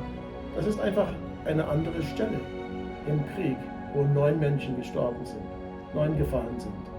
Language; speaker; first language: German; non-native, fluent; English